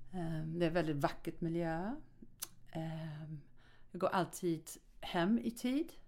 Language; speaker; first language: Swedish; non-native, fluent; English